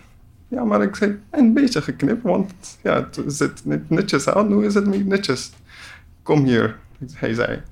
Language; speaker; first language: Dutch; non-native, learner; Persian